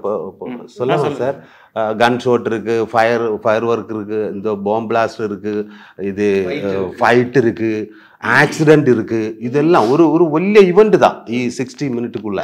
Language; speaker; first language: Tamil; non-native, learner; Malayalam